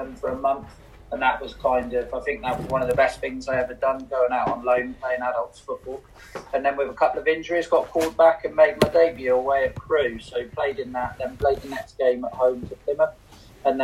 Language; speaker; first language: English; native; English